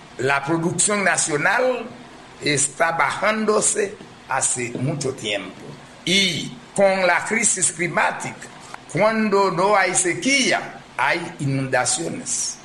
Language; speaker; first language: Spanish; non-native, fluent; Haitian Creole